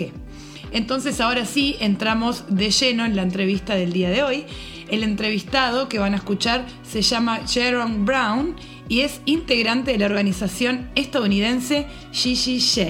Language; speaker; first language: Spanish; native; Spanish